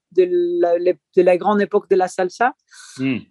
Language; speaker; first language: French; non-native, fluent; Spanish